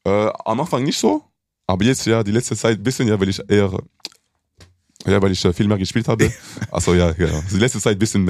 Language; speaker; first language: German; non-native, local second language; French